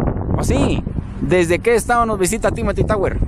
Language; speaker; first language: Spanish; native; Spanish